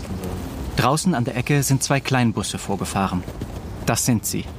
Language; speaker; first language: German; native; German